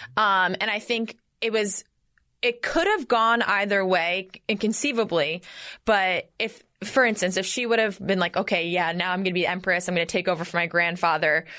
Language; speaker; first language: English; native; English